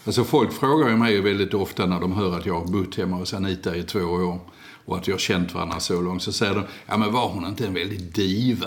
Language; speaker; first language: Swedish; native; Swedish